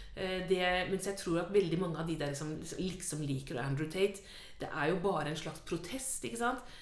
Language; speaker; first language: Norwegian; native; Norwegian